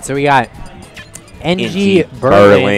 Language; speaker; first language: English; native; English